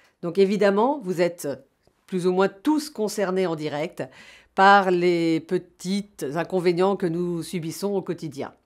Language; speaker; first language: French; native; French